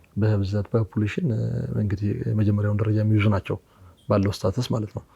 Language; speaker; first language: Amharic; native; Amharic